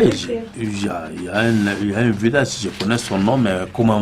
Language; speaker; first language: French; non-native, learner; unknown